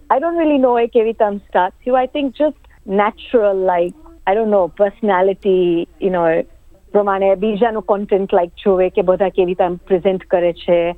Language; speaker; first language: English; non-native, local second language; Gujarati